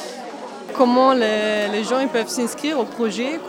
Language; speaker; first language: French; non-native, learner; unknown